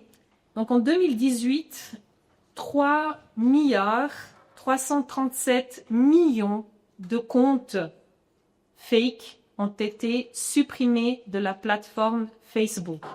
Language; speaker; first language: French; native; French